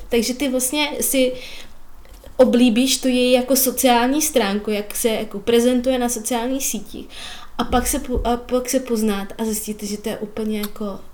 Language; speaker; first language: Czech; non-native, fluent; Russian